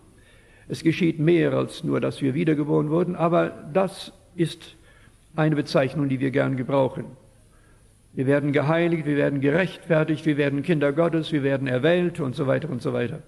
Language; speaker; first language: German; early bilingual, heritage; German